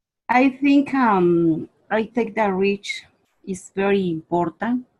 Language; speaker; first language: English; non-native, learner; Spanish